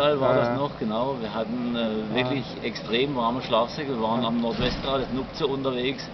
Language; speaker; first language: German; native; German